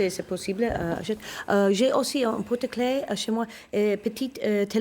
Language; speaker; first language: French; non-native, learner; English